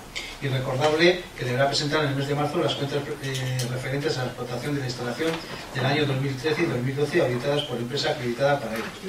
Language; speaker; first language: Spanish; native; Spanish